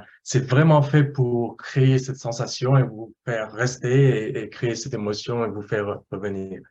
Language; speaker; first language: French; non-native, fluent; English